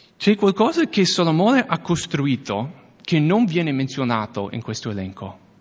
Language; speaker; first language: Italian; non-native, fluent; English